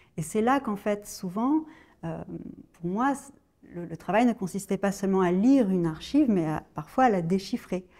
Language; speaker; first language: French; native; French